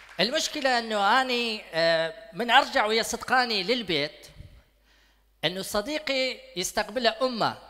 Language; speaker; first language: Arabic; non-native, local second language; Kurdish